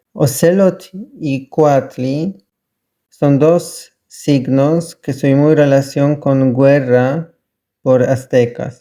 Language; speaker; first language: Spanish; non-native, learner; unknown